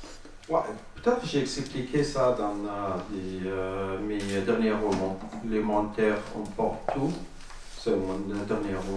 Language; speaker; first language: French; non-native, learner; Arabic